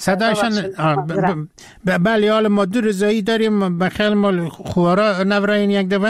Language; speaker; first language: Persian; native; Persian